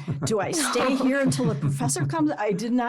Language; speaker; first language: English; native; English